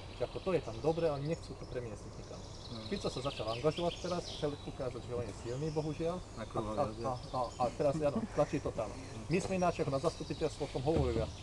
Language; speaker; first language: Slovak; non-native, local second language; Hungarian